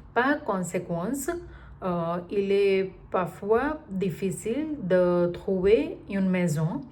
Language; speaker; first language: French; non-native, learner; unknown